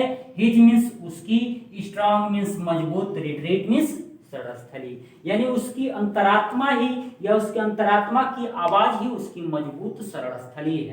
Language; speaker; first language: Hindi; native; Hindi